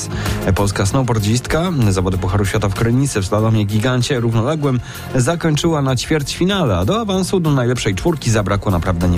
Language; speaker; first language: Polish; native; Polish